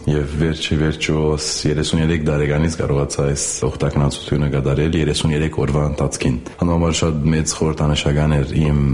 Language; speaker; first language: Armenian; native; Armenian